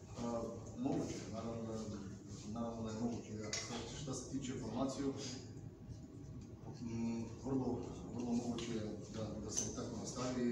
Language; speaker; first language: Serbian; non-native, learner; Bulgarian